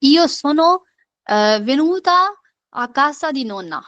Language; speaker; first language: Italian; non-native, fluent; Hindi